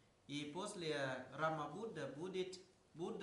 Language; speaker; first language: Russian; non-native, learner; Thai